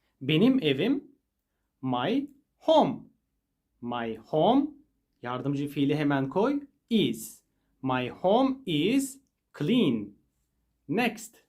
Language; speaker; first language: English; non-native, fluent; Turkish